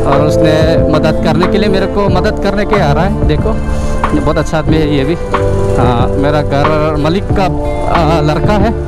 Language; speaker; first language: Hindi; non-native, local second language; Mizo